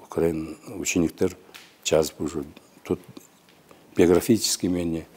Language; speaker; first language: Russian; non-native, local second language; Kyrgyz